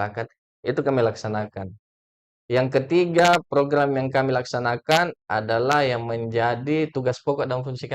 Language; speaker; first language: Indonesian; native; Indonesian